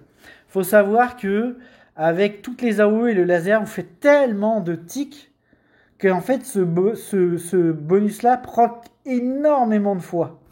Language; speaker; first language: French; native; French